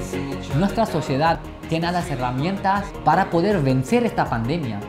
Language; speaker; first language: Spanish; non-native, fluent; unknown